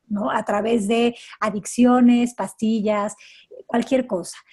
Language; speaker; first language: Spanish; native; Spanish